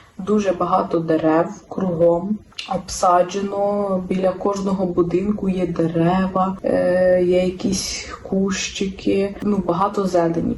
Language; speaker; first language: Ukrainian; native; Ukrainian